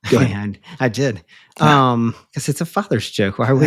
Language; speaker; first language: English; native; English